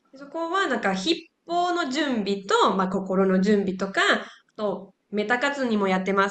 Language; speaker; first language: Japanese; non-native, fluent; Spanish